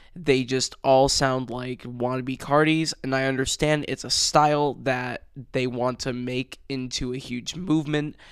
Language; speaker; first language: English; early bilingual, other home language; Spanish